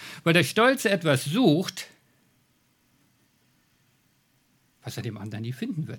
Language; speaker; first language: German; native; German